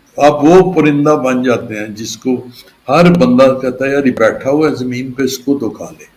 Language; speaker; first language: Urdu; non-native, local second language; Punjabi